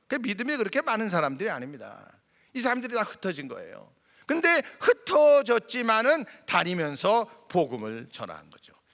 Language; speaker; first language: Korean; native; Korean